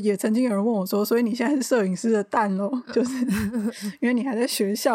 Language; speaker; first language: Chinese; native; Chinese